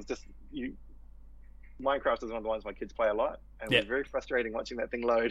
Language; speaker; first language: English; native; English